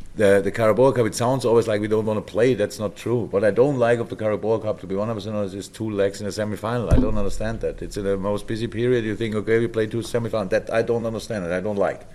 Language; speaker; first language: English; non-native, fluent; German